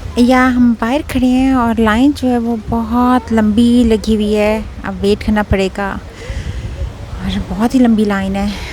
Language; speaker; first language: Urdu; native; Urdu